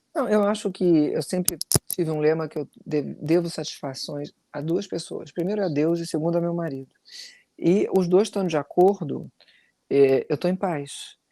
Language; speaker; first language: Portuguese; native; Portuguese